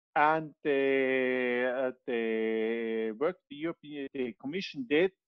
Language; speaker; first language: English; non-native, fluent; Italian